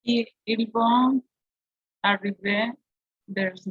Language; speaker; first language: French; non-native, learner; Spanish